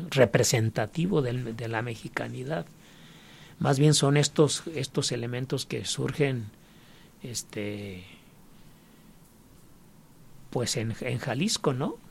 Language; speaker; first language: Spanish; native; Spanish